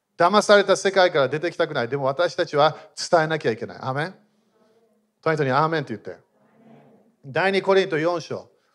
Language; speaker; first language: Japanese; non-native, fluent; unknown